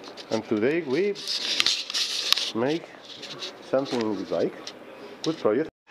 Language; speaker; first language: English; non-native, learner; Spanish